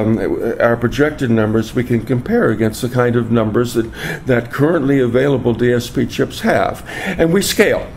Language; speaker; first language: English; native; English